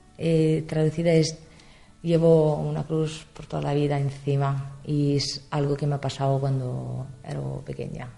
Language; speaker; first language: Spanish; non-native, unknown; Italian